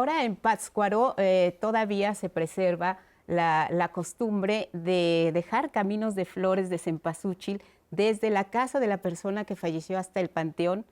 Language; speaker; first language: Spanish; native; Spanish